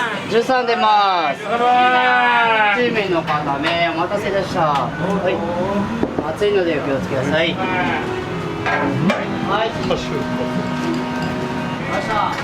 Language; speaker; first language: Japanese; native; Japanese